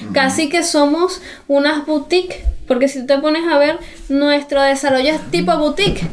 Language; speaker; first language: Spanish; native; Spanish